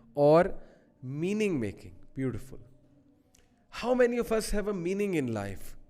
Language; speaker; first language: Urdu; native; Urdu